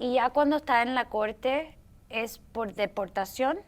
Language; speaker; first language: Spanish; early bilingual, heritage; Spanish